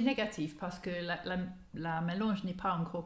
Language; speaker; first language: French; non-native, learner; English